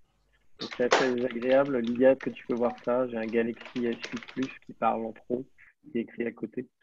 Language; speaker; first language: French; native; French